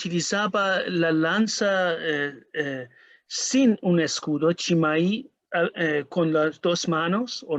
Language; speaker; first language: Spanish; non-native, learner; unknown